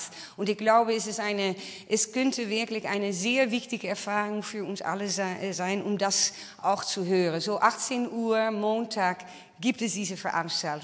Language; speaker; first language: German; non-native, fluent; Dutch